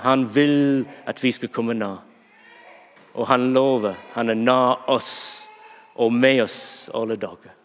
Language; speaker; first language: Norwegian; non-native, fluent; English